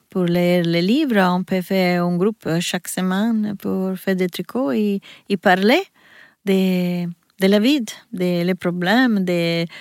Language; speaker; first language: French; non-native, learner; Italian